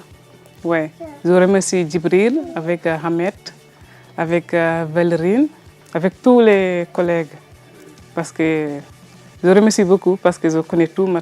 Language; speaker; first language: French; non-native, learner; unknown